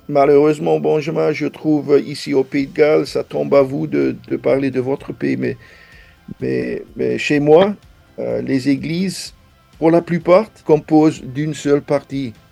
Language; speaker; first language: French; non-native, fluent; English